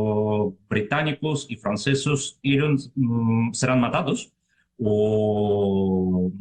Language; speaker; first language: Spanish; non-native, fluent; Russian